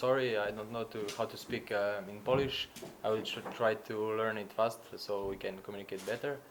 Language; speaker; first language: English; non-native, learner; Slovenian